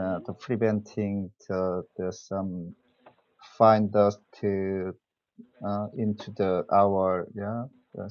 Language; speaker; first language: English; non-native, learner; Korean